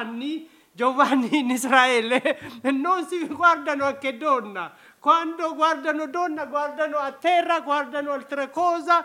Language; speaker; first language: Italian; non-native, learner; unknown